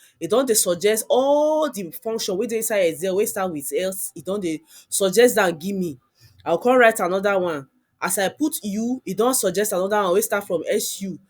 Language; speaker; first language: Nigerian Pidgin; non-native, local second language; Yoruba